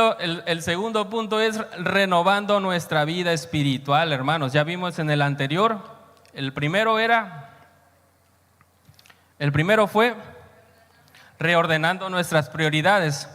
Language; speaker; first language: Spanish; native; Spanish